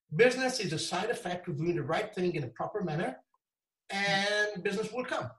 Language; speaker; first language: English; non-native, fluent; Italian